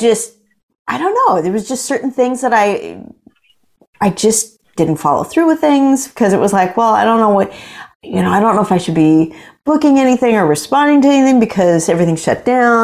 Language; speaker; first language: English; native; English